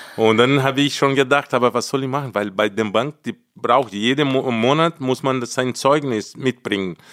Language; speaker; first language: German; non-native, fluent; Portuguese